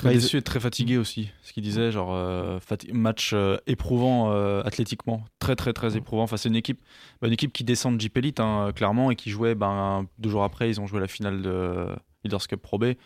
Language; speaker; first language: French; native; French